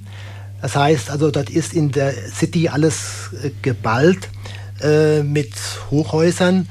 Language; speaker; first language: German; native; German